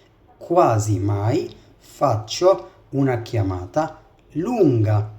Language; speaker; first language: Italian; non-native, fluent; Arabic